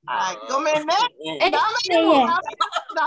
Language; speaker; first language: Japanese; non-native, learner; English